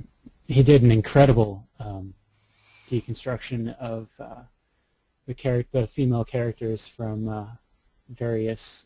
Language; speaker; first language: English; native; English